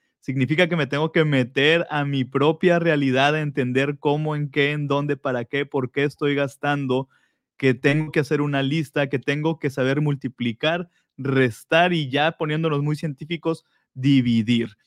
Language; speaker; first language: Spanish; native; Spanish